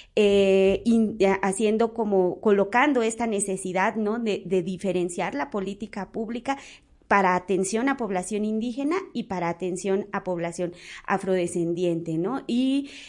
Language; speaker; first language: Spanish; non-native, local second language; Zapotec